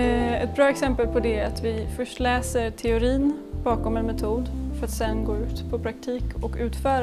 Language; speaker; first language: Swedish; native; Swedish